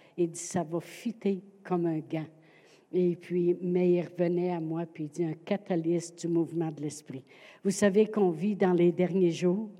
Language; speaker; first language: French; native; French